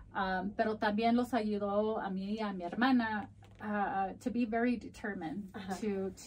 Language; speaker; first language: English; early bilingual, other home language; Spanish